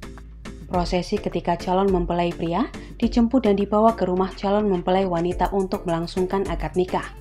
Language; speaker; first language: Indonesian; native; Indonesian